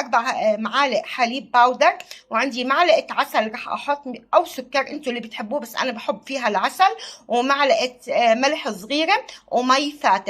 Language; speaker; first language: Arabic; native; Arabic